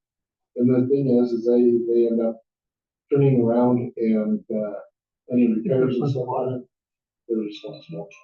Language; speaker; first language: English; native; English